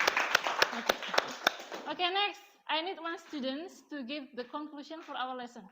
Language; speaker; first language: English; non-native, learner; Indonesian